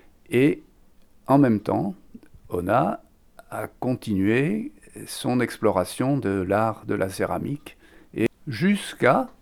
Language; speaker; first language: French; native; French